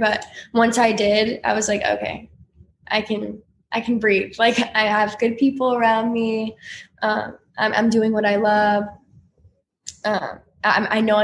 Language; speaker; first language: English; native; English